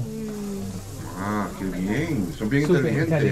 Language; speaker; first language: Spanish; native; Spanish